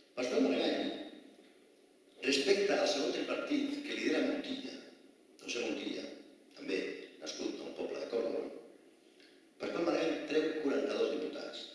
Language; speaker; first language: Catalan; non-native, local second language; Spanish